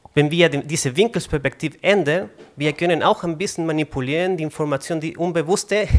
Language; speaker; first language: German; non-native, fluent; Spanish